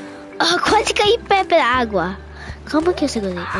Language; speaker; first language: Portuguese; early bilingual, heritage; Portuguese